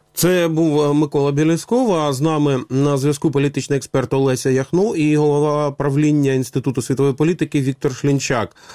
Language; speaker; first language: Ukrainian; native; Ukrainian